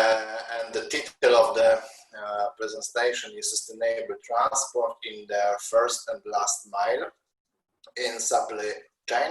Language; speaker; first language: English; non-native, learner; Polish